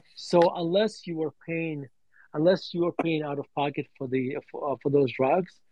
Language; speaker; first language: English; non-native, fluent; Russian